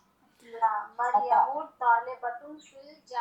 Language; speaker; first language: Arabic; non-native, learner; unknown